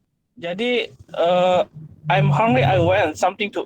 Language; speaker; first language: English; non-native, learner; Indonesian